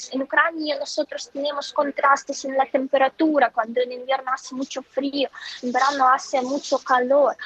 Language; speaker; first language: Spanish; non-native, fluent; Ukrainian